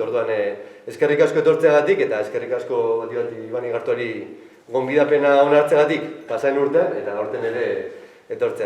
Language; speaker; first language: Basque; native; Basque